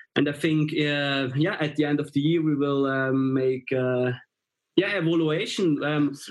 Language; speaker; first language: English; non-native, fluent; German